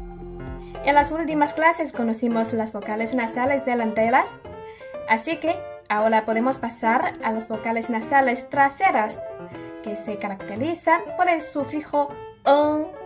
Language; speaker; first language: Spanish; non-native, fluent; Chinese